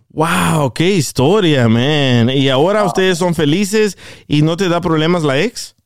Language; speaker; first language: Spanish; native; Spanish